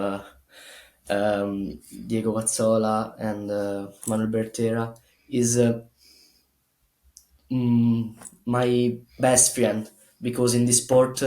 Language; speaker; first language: English; non-native, learner; Italian